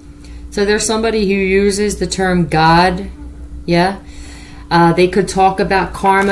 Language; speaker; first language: English; native; English